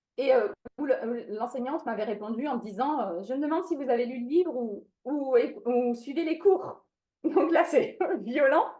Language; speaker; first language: French; non-native, fluent; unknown